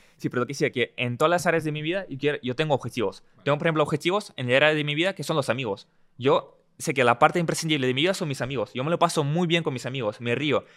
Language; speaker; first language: Spanish; early bilingual, other home language; Russian